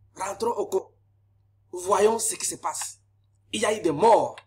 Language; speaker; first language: French; non-native, local second language; Lingala